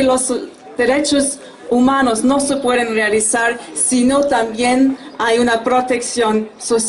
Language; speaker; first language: Spanish; non-native, fluent; German